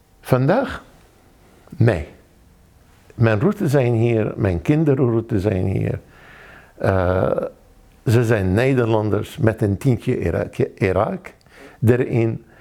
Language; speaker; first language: Dutch; non-native, fluent; Arabic